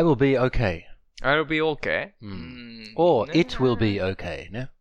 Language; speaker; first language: English; non-native, learner; Japanese